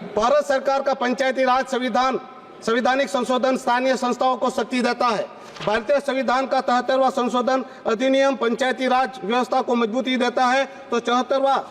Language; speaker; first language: Hindi; non-native, local second language; Gujarati